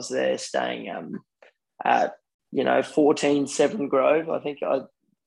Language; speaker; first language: English; early bilingual, other home language; Afrikaans